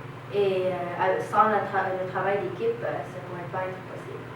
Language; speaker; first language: French; non-native, learner; English